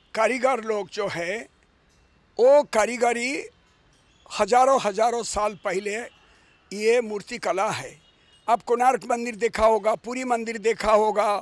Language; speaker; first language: Hindi; non-native, local second language; Odia